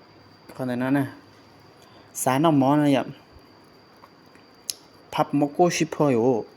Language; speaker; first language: Korean; non-native, fluent; Hmong